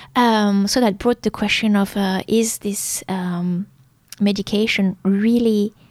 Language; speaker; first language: English; non-native, fluent; French